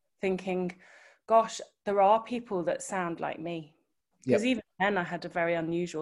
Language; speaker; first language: English; native; English